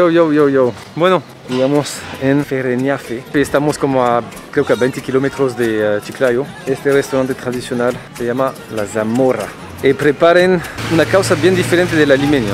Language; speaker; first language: Spanish; non-native, learner; French